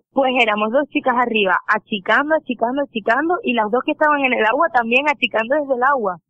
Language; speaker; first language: Spanish; native; Spanish